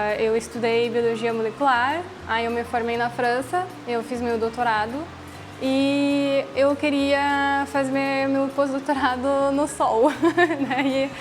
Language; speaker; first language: Portuguese; non-native, fluent; French